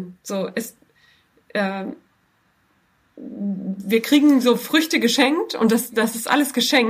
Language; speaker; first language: German; native; German